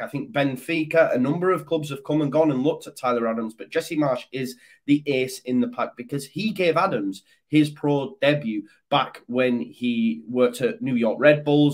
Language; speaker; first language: English; native; English